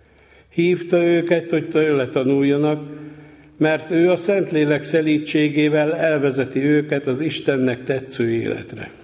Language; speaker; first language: Hungarian; native; Hungarian